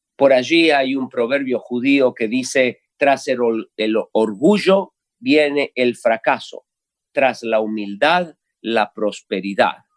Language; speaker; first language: Spanish; native; Spanish